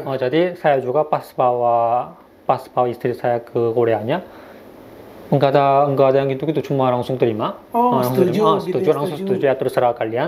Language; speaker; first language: Indonesian; non-native, fluent; Korean